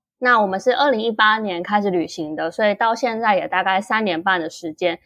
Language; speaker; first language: Chinese; native; Chinese